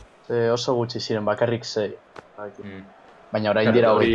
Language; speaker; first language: Basque; non-native, local second language; Spanish